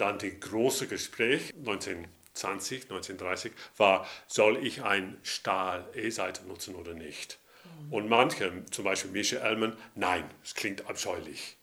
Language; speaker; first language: German; non-native, fluent; English